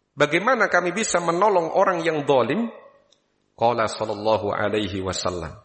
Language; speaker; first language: Malay; non-native, local second language; Javanese